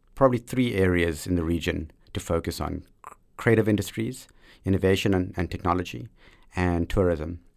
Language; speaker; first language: English; native; English